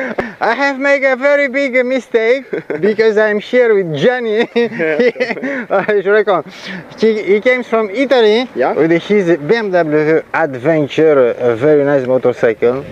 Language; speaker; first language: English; non-native, learner; French